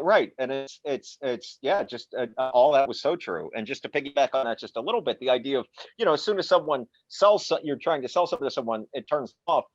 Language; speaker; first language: English; native; English